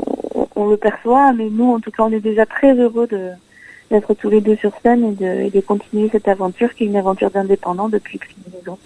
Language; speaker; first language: French; native; French